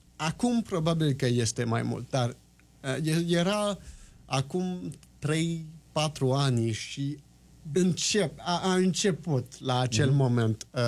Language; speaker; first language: Romanian; non-native, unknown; French